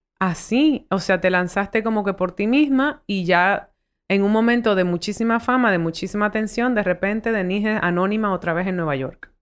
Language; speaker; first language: Spanish; early bilingual, heritage; Spanish